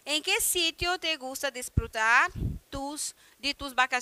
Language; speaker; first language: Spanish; non-native, fluent; Portuguese